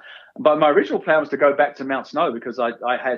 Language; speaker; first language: English; native; English